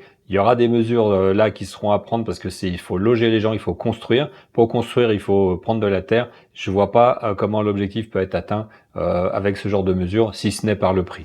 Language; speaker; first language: French; native; French